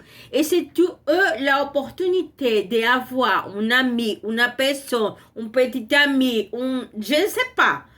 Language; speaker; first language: French; non-native, learner; Portuguese